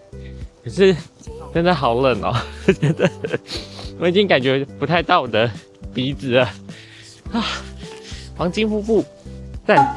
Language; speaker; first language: Chinese; native; Chinese